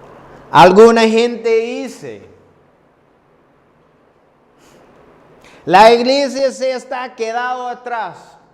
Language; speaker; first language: Spanish; non-native, fluent; English